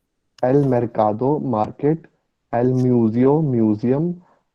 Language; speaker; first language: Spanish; non-native, learner; Hindi